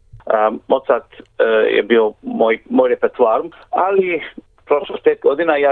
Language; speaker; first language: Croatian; early bilingual, heritage; English